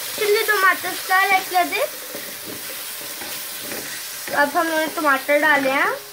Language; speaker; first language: Turkish; non-native, learner; Urdu